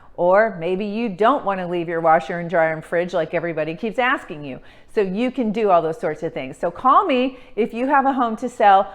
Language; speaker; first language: English; native; English